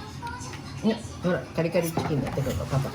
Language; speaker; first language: Japanese; native; Japanese